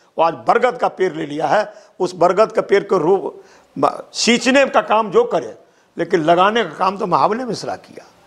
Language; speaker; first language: Hindi; native; Hindi